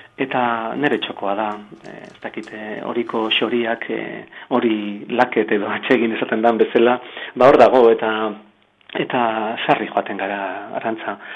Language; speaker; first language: Basque; native; Basque